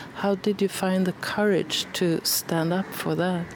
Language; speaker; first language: English; non-native, fluent; Swedish